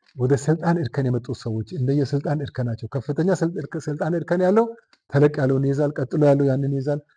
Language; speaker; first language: Amharic; non-native, local second language; Wolaytta